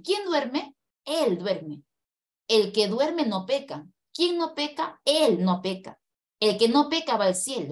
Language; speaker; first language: Spanish; native; Spanish